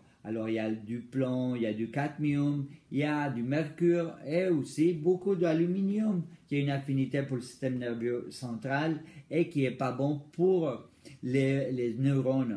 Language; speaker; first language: French; non-native, fluent; Spanish